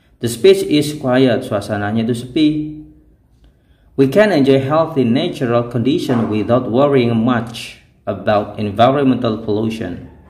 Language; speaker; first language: English; non-native, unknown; Indonesian